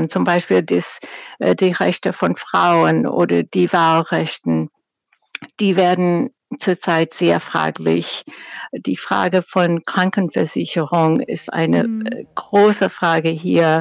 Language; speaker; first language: German; non-native, fluent; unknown